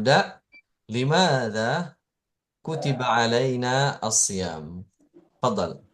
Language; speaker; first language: Arabic; non-native, fluent; Indonesian